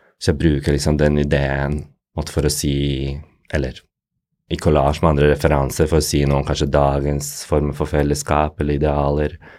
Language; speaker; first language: Norwegian; early bilingual, other home language; Bosnian